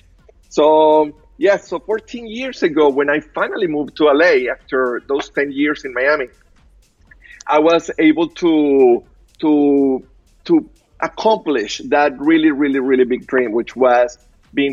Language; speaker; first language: English; non-native, fluent; Spanish